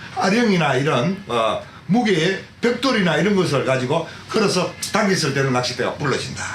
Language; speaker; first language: Korean; native; Korean